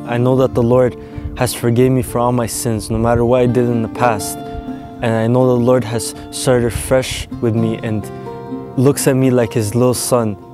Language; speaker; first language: English; early bilingual, other home language; Arabic